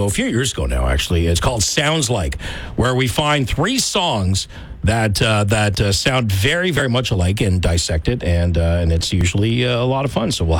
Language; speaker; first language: English; native; English